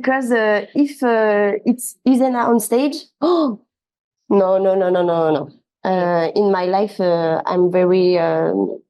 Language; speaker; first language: English; non-native, learner; French